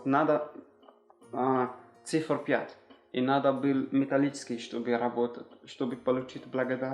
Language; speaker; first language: Russian; non-native, learner; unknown